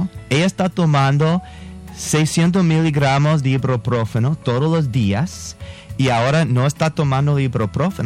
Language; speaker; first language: Spanish; non-native, fluent; English